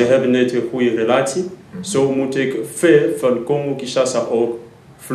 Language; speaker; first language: Dutch; non-native, learner; Lingala